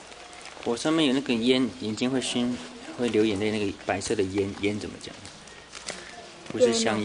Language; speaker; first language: Chinese; native; Chinese